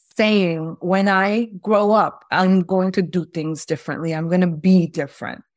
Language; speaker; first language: English; early bilingual, other home language; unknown